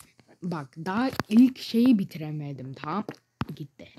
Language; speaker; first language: Turkish; early bilingual, heritage; Turkish